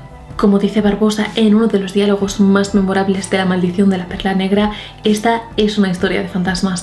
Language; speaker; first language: Spanish; native; Spanish